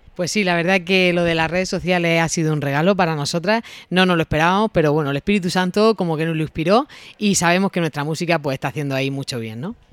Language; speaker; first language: Spanish; native; Spanish